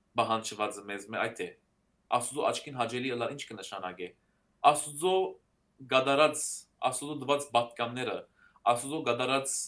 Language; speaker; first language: Armenian; early bilingual, heritage; Armenian